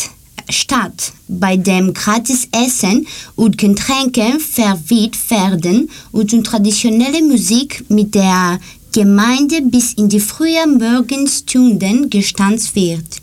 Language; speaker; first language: German; non-native, learner; Greek